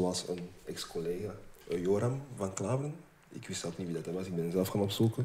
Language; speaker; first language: Dutch; early bilingual, other home language; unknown